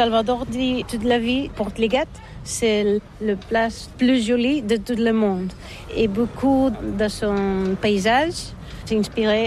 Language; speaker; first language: French; non-native, learner; Catalan